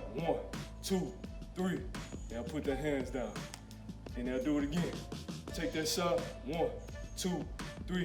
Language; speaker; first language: English; native; English